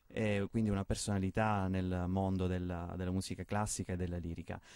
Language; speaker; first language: Italian; native; Italian